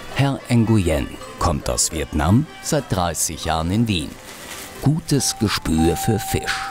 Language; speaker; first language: German; native; German